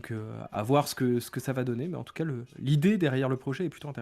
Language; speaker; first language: French; native; French